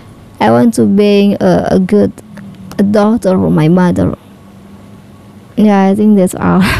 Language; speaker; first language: English; non-native, learner; Indonesian